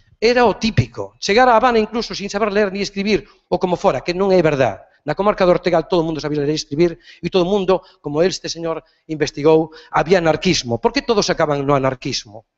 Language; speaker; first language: Galician; native; Galician